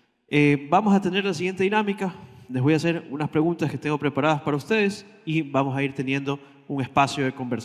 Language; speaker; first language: Spanish; native; Spanish